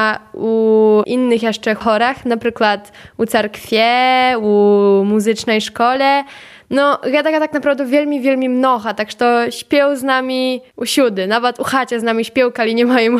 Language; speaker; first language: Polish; non-native, local second language; Belarusian